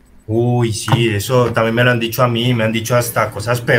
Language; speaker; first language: Spanish; native; Spanish